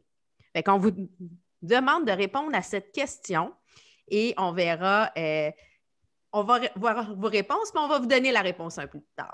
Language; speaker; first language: French; native; French